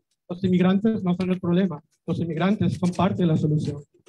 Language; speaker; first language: English; non-native, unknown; Spanish